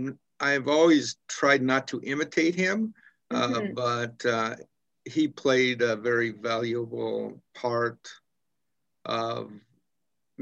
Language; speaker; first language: English; native; English